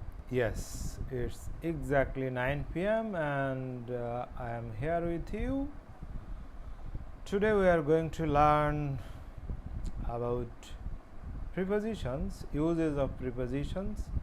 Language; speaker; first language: English; non-native, local second language; Bangla